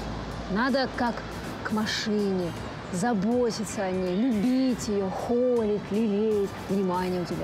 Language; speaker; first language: Russian; native; Russian